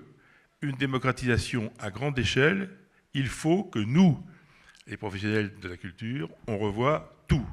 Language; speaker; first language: French; native; French